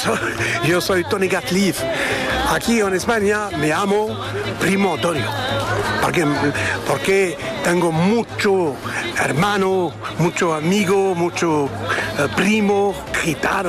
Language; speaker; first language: Spanish; non-native, learner; French